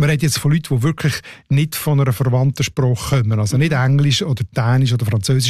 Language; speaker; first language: German; native; German